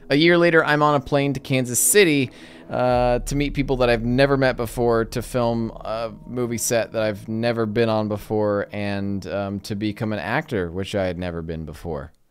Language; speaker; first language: English; native; English